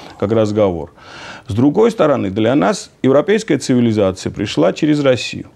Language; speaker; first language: Russian; non-native, local second language; Georgian